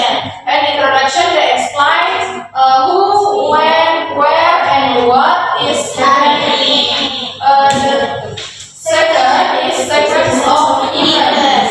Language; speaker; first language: English; non-native, learner; Indonesian